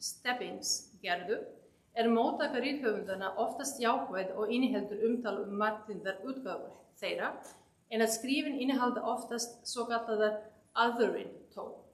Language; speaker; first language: Icelandic; non-native, fluent; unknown